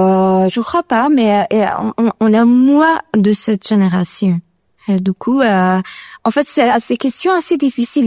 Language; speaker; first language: French; non-native, learner; Persian